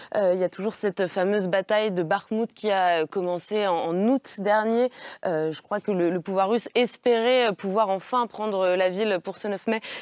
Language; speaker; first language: French; native; French